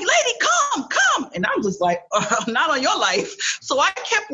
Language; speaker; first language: English; early bilingual, other home language; Haitian Creole